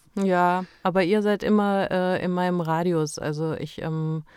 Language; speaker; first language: German; early bilingual, other home language; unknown